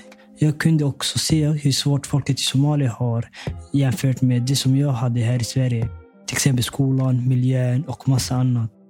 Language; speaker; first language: Swedish; early bilingual, other home language; Somali